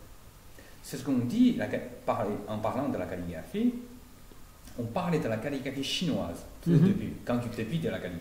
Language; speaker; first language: French; non-native, fluent; Chinese